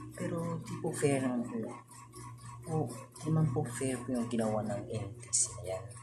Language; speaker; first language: Filipino; non-native, local second language; Cebuano